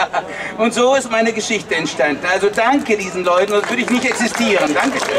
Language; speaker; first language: German; early bilingual, heritage; German